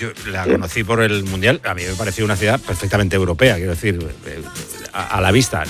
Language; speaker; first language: Spanish; native; Spanish